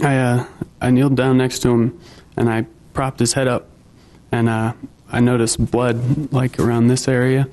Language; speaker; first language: English; native; English